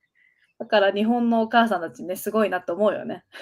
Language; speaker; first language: Japanese; native; Japanese